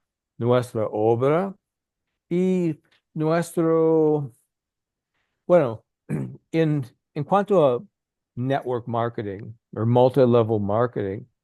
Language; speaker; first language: Spanish; non-native, learner; English